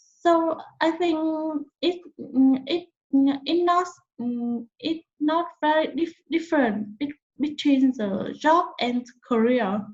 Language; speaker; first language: English; non-native, learner; Vietnamese